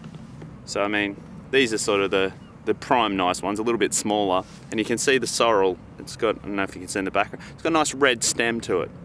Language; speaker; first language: English; native; English